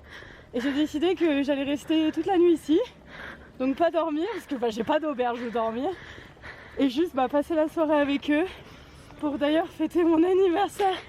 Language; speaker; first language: French; native; French